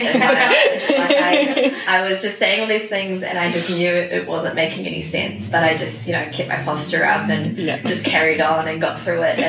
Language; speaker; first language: English; native; English